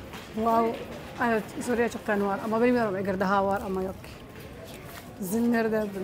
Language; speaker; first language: Turkish; non-native, learner; Arabic